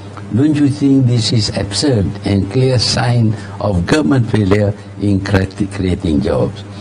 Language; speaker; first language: English; non-native, local second language; Malay